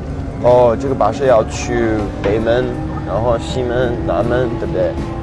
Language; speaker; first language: Chinese; non-native, learner; English